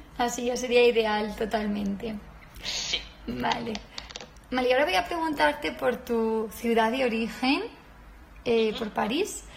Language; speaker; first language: Spanish; native; Spanish